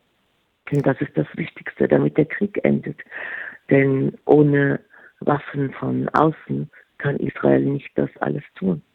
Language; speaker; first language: German; non-native, fluent; Arabic